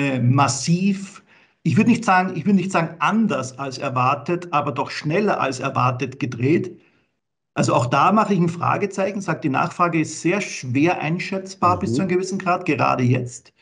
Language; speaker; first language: German; native; German